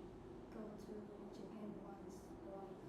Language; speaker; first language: English; non-native, learner; Vietnamese